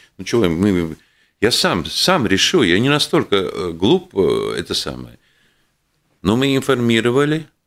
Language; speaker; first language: Russian; non-native, local second language; Latvian